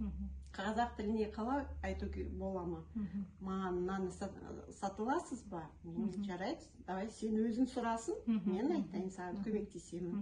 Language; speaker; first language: Kazakh; non-native, local second language; Russian